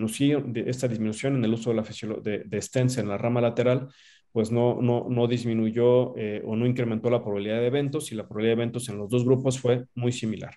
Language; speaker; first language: Spanish; native; Spanish